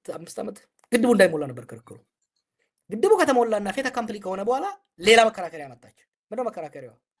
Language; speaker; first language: Amharic; non-native, local second language; Oromo